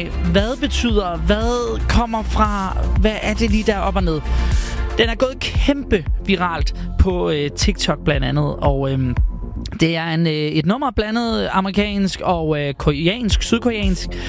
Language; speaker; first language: Danish; native; Danish